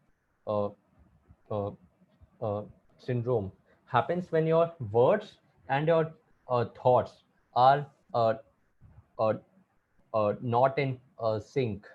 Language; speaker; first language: English; non-native, local second language; Hindi